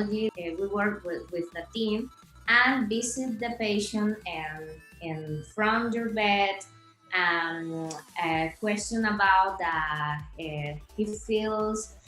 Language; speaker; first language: English; non-native, learner; Spanish